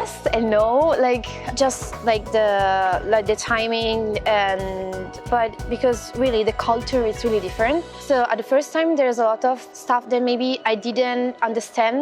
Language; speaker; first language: English; non-native, fluent; Italian